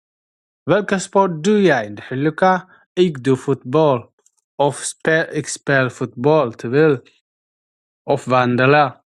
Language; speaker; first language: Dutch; non-native, learner; Tigrinya